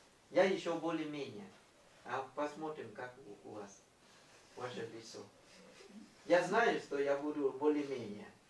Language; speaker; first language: Russian; non-native, fluent; Thai